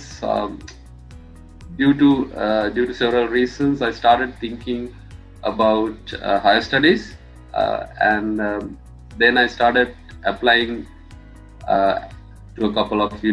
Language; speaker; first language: English; non-native, local second language; Sinhala